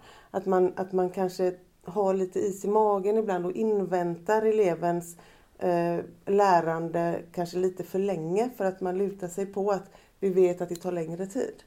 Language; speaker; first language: Swedish; native; Swedish